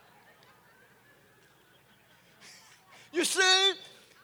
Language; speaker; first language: English; non-native, fluent; Spanish